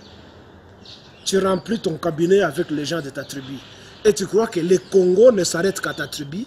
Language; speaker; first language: French; non-native, local second language; Lingala